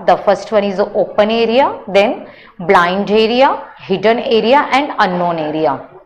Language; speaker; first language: English; non-native, local second language; Hindi